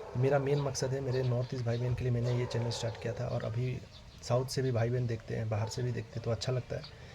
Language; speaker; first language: Hindi; non-native, local second language; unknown